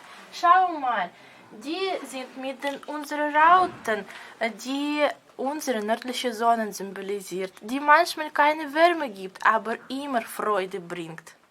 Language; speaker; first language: German; non-native, fluent; Russian